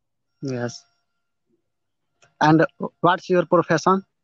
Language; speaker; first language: English; non-native, learner; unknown